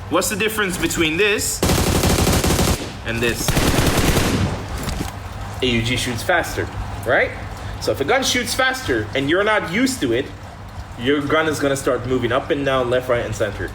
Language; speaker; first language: English; native; English